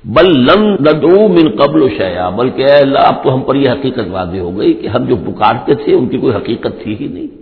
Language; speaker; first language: Urdu; native; Urdu